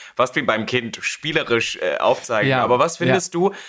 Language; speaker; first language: German; native; German